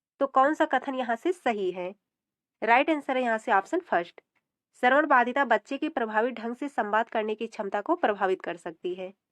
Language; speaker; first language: Hindi; native; Hindi